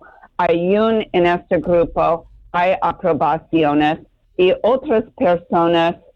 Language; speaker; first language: Spanish; non-native, fluent; English